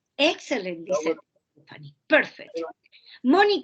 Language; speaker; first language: English; non-native, fluent; Spanish